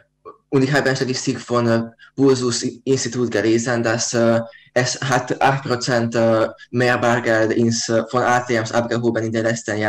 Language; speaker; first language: German; non-native, learner; Hungarian